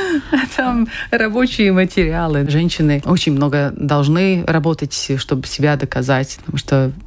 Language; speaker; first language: Russian; non-native, fluent; Latvian